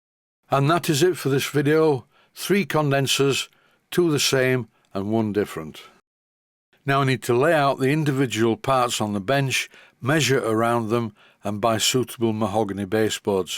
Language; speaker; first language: English; native; English